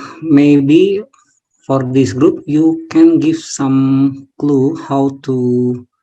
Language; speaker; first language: English; non-native, learner; Indonesian